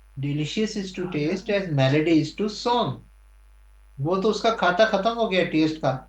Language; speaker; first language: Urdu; non-native, local second language; Punjabi